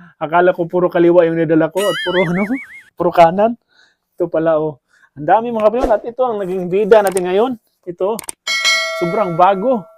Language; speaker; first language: Filipino; non-native, local second language; Cebuano